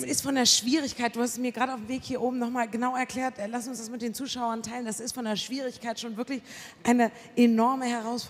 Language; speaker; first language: German; native; German